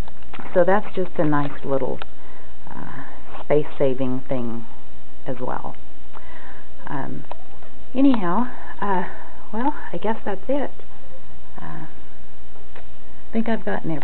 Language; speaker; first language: English; native; English